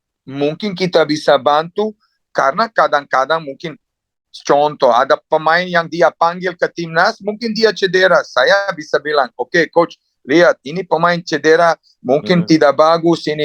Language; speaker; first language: Indonesian; non-native, fluent; Serbian